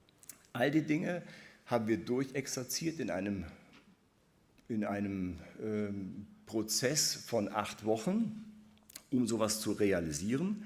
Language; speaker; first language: German; native; German